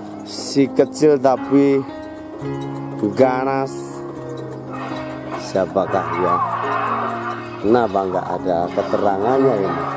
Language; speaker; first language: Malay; non-native, local second language; Javanese